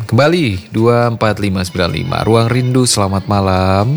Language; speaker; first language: Indonesian; native; Indonesian